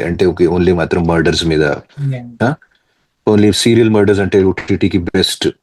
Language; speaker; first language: Telugu; non-native, fluent; Hindi